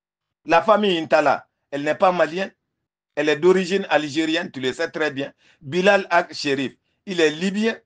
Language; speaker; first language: French; non-native, local second language; Bambara